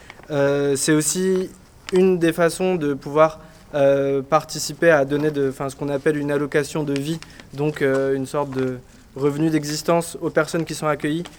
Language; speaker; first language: French; native; French